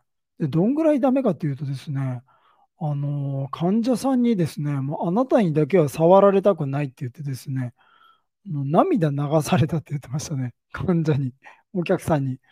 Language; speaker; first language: Japanese; native; Japanese